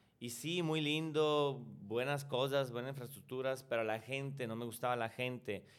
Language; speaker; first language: Spanish; non-native, fluent; Italian